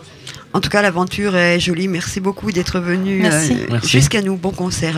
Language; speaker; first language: French; native; French